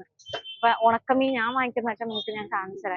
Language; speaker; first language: Malayalam; native; Malayalam